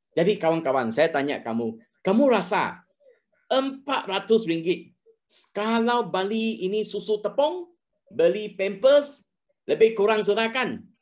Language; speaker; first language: Malay; non-native, local second language; Chinese